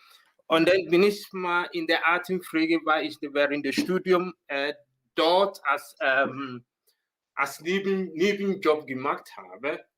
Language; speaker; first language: German; non-native, learner; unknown